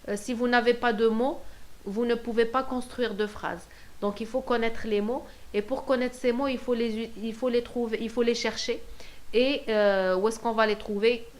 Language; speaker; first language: French; non-native, local second language; Arabic